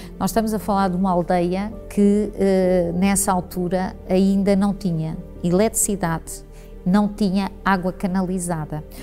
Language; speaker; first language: Portuguese; native; Portuguese